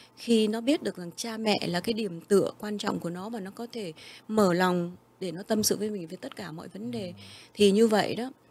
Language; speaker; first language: Vietnamese; early bilingual, heritage; Vietnamese